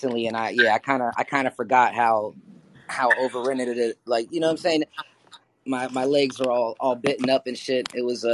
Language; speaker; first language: English; native; English